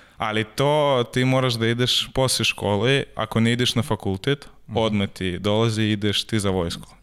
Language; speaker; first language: Serbian; non-native, learner; Russian